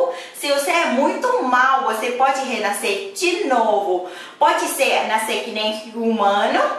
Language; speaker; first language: Portuguese; non-native, learner; Thai